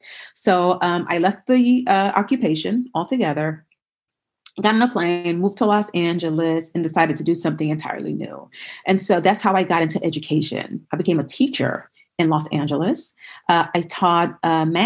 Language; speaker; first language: English; native; English